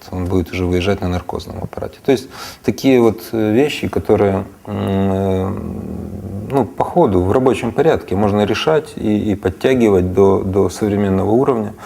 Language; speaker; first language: Russian; native; Russian